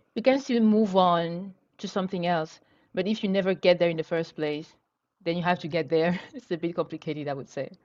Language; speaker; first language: English; non-native, local second language; French